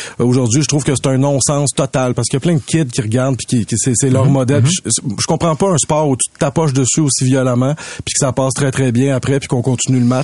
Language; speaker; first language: French; native; French